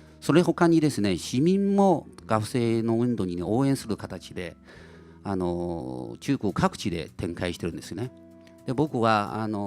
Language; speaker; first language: Japanese; non-native, fluent; Chinese